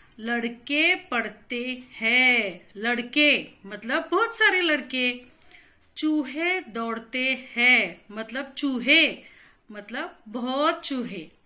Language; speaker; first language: Hindi; non-native, local second language; Marathi